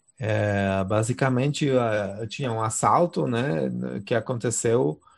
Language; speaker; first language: Portuguese; non-native, fluent; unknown